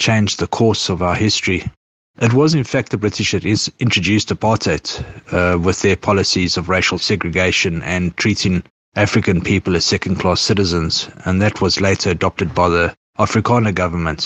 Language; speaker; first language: English; native; English